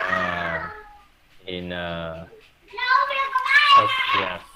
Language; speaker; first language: English; non-native, learner; Vietnamese